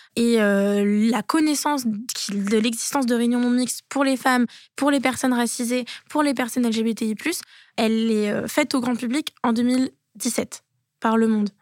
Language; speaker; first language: French; native; French